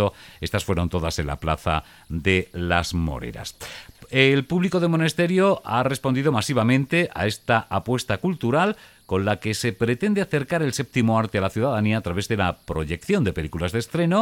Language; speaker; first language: Spanish; native; Spanish